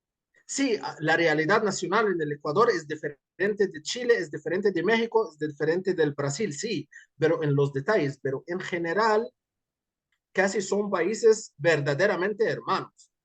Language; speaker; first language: Spanish; non-native, fluent; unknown